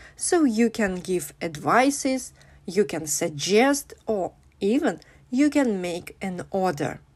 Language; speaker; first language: English; non-native, fluent; Russian